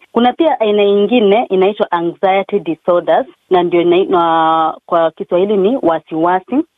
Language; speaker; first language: Swahili; non-native, local second language; Kikuyu